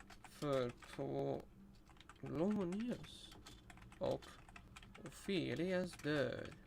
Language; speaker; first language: Swedish; non-native, learner; Russian